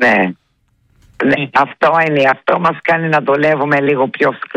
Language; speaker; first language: Greek; early bilingual, heritage; Greek